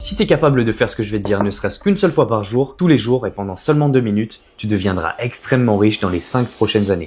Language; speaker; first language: French; native; French